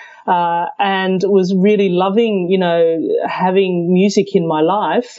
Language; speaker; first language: English; early bilingual, other home language; Cantonese